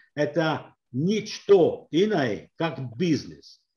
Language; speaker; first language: Russian; non-native, learner; French